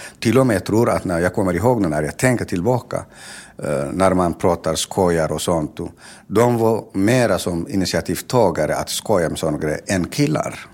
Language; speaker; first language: Swedish; non-native, fluent; Tigrinya